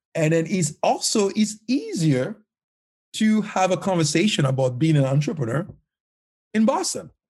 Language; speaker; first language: English; non-native, fluent; Haitian Creole